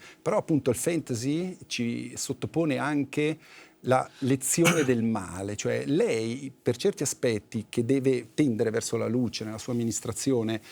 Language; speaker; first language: Italian; native; Italian